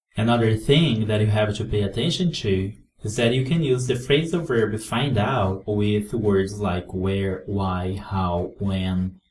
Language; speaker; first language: English; non-native, fluent; Portuguese